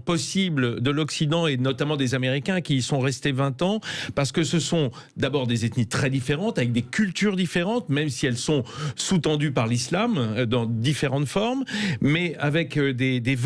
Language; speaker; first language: French; native; French